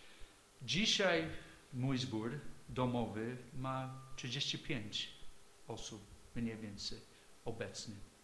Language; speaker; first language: Polish; non-native, fluent; English